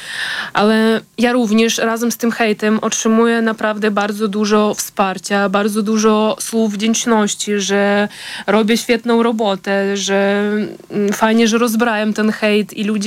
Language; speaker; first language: Polish; non-native, fluent; Ukrainian